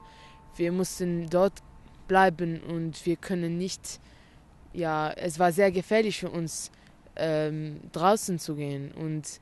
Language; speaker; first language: German; non-native, learner; Arabic